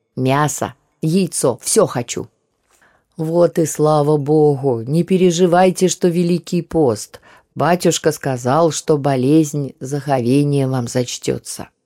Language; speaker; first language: Russian; native; Russian